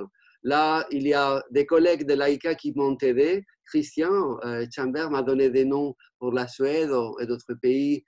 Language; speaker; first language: French; non-native, fluent; Spanish